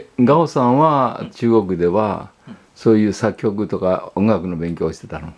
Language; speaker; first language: Japanese; native; Japanese